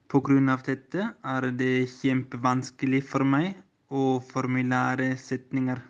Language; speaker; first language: Norwegian; non-native, learner; German